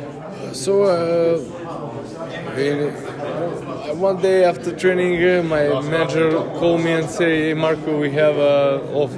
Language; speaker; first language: English; non-native, learner; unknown